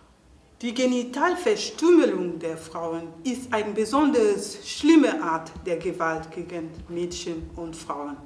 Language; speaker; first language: German; non-native, fluent; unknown